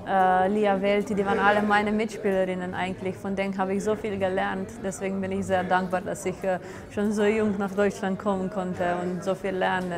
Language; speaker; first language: German; non-native, fluent; Slovenian